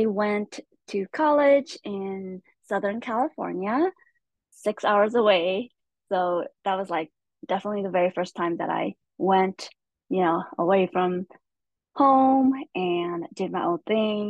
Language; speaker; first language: English; early bilingual, other home language; Hmong